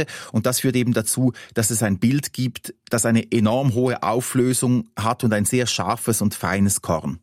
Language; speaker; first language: German; native; German